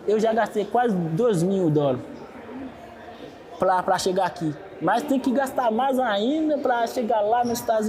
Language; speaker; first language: Portuguese; non-native, learner; Haitian Creole